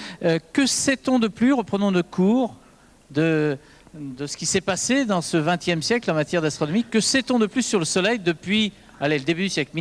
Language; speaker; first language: French; native; French